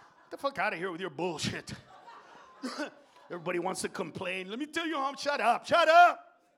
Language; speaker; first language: English; early bilingual, other home language; Spanish